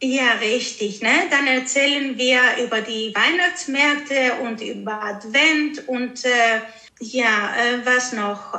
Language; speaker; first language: German; early bilingual, other home language; Greek